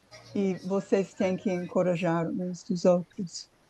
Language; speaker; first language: Portuguese; non-native, fluent; English